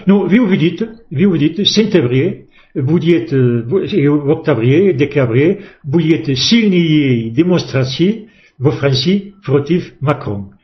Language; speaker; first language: Russian; non-native, fluent; French